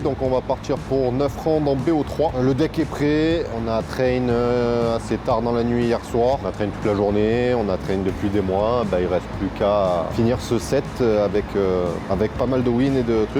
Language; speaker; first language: French; native; French